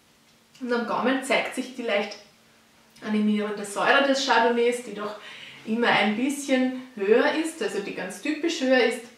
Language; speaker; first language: German; native; German